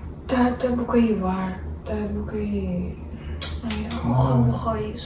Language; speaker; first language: Chinese; non-native, learner; Ukrainian